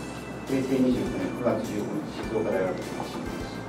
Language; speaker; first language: Japanese; native; Japanese